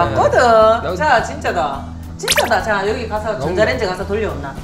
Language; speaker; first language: Korean; native; Korean